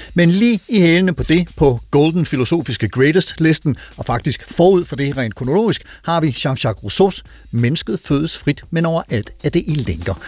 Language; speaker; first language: Danish; native; Danish